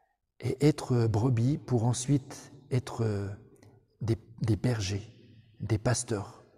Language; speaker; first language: French; native; French